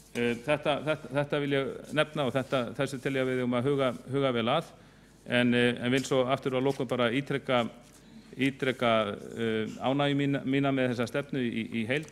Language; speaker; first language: Icelandic; native; Icelandic